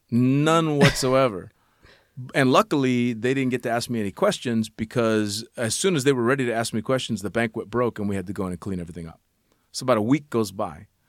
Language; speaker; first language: English; native; English